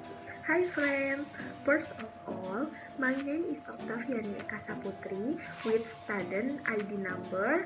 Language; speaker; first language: English; non-native, learner; Indonesian